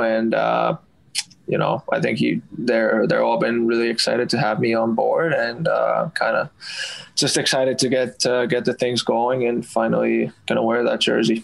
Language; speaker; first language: English; non-native, fluent; Finnish